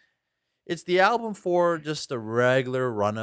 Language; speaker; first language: English; native; English